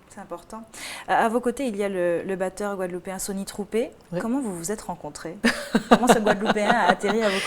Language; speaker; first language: French; native; French